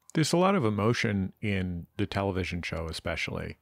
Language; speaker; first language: English; native; English